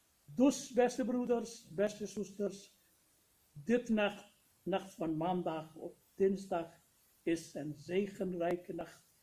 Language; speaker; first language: Dutch; non-native, fluent; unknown